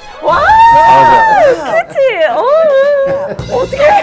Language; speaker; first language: Korean; native; Korean